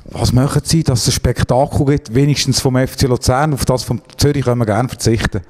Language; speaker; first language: German; native; German